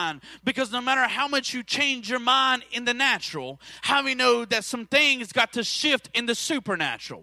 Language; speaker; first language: English; native; English